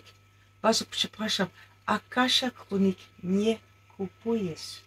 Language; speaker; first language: Polish; non-native, learner; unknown